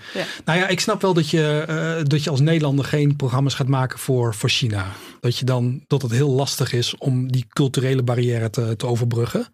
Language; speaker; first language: Dutch; native; Dutch